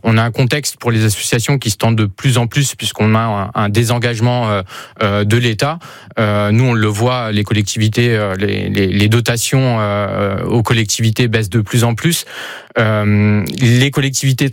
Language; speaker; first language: French; native; French